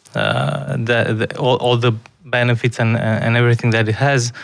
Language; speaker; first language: English; non-native, fluent; Romanian